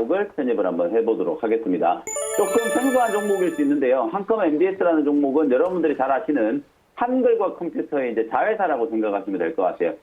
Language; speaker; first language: Korean; native; Korean